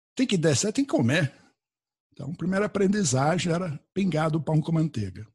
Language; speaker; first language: Portuguese; non-native, fluent; English